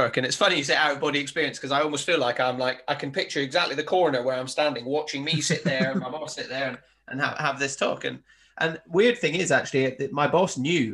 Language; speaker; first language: English; native; English